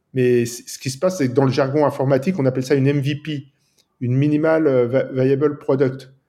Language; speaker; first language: French; native; French